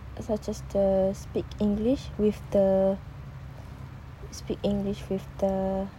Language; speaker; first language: English; non-native, learner; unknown